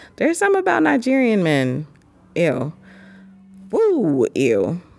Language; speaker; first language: English; native; English